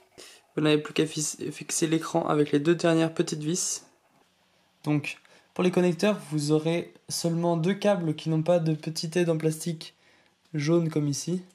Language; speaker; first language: French; native; French